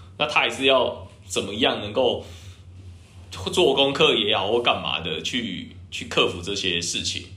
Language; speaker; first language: Chinese; native; Chinese